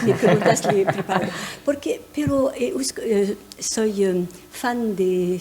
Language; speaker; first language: Spanish; non-native, fluent; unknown